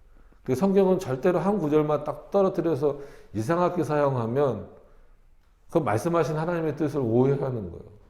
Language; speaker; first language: Korean; native; Korean